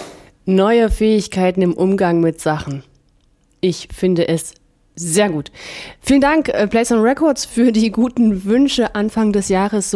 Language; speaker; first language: German; native; German